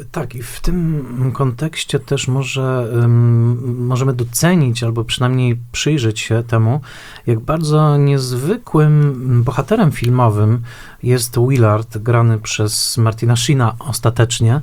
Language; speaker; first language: Polish; native; Polish